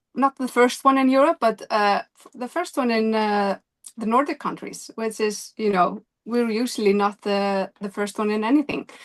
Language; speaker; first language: English; non-native, fluent; Icelandic